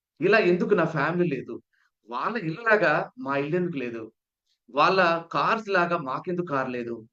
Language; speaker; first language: Telugu; native; Telugu